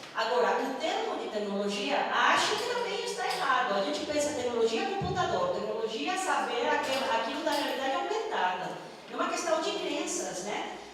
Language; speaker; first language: Portuguese; non-native, fluent; Spanish